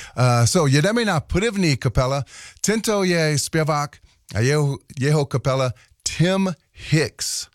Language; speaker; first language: Czech; non-native, learner; English